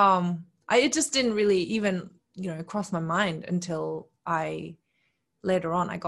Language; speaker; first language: English; early bilingual, other home language; Korean